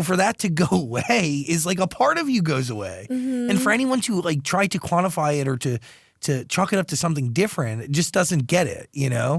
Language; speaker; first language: English; native; English